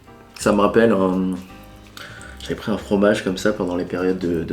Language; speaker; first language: French; native; French